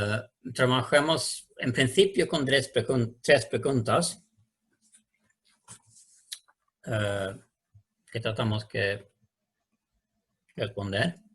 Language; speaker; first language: Spanish; non-native, learner; Swedish